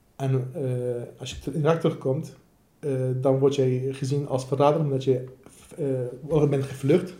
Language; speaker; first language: Dutch; non-native, fluent; Assyrian Neo-Aramaic